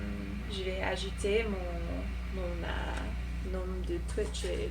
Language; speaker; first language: French; non-native, learner; English